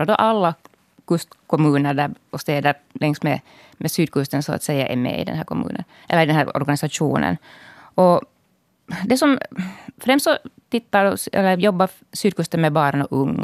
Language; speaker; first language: Swedish; native; Swedish